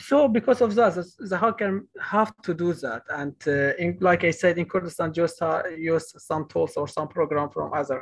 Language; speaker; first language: English; non-native, learner; Kurdish